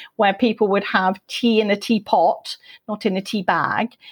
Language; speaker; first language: English; native; English